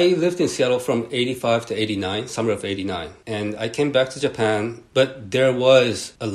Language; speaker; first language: English; early bilingual, other home language; Japanese